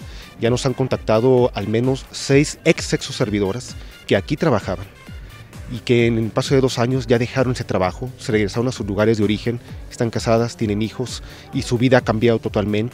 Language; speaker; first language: Spanish; native; Spanish